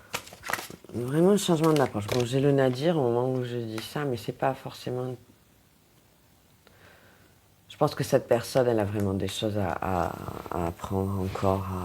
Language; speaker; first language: French; native; French